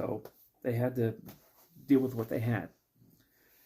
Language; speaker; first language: English; native; English